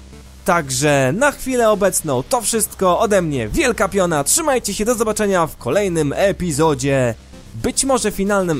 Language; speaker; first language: Polish; native; Polish